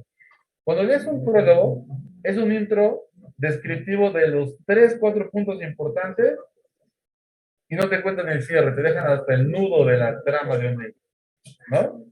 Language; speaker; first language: Spanish; native; Spanish